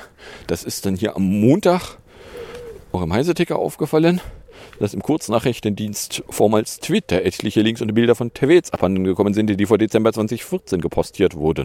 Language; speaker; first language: German; native; German